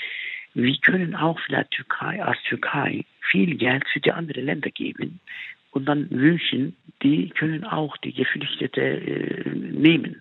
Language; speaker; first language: German; non-native, fluent; Turkish